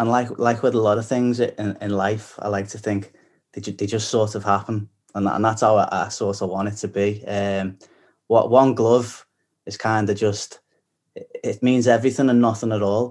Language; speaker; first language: English; native; English